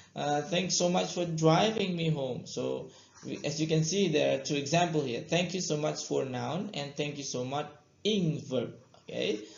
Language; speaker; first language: English; non-native, fluent; Indonesian